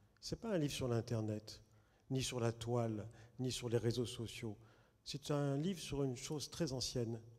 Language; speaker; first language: French; native; French